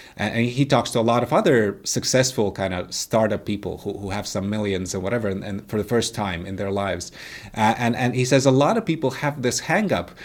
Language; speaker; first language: English; non-native, fluent; Latvian